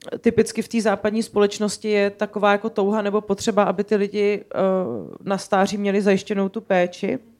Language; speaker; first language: Czech; native; Czech